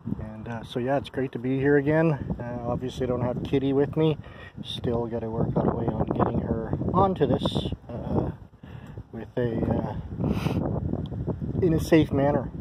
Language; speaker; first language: English; native; English